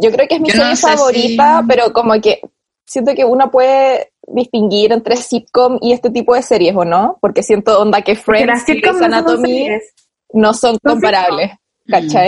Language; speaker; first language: Spanish; native; Spanish